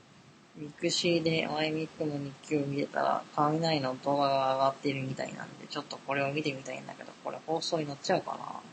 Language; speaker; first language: Japanese; native; Japanese